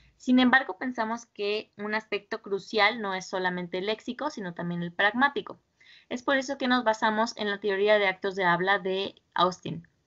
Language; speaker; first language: Spanish; native; Spanish